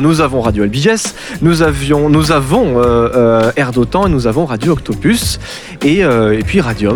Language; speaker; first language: French; native; French